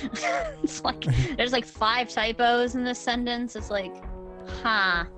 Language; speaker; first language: English; native; English